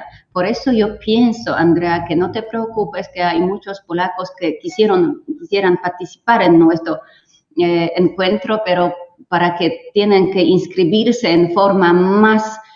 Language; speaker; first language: Spanish; non-native, fluent; Polish